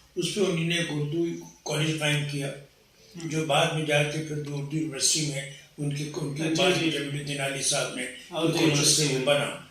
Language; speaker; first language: Urdu; native; Urdu